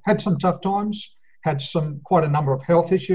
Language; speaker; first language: English; native; English